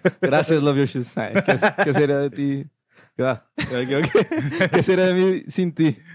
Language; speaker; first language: Spanish; native; Spanish